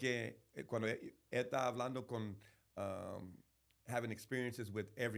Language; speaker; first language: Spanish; early bilingual, heritage; English